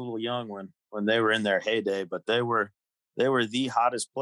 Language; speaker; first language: English; native; English